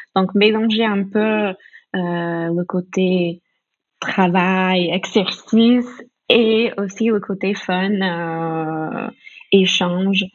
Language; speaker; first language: French; non-native, fluent; English